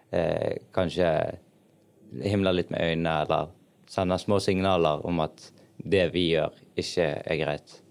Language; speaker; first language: Norwegian; early bilingual, other home language; Arabic